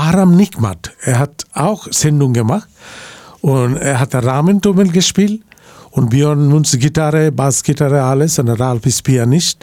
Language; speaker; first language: German; non-native, learner; Bangla